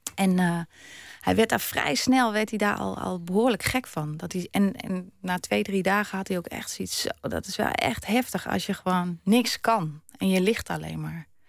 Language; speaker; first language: Dutch; early bilingual, other home language; German